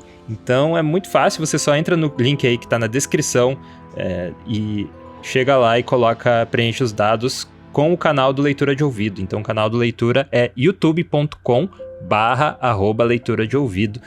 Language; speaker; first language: Portuguese; native; Portuguese